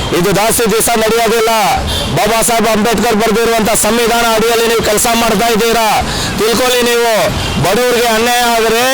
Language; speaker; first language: Kannada; native; Kannada